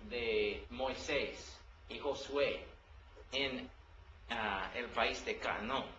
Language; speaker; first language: Spanish; non-native, learner; English